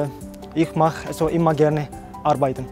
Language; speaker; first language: German; non-native, learner; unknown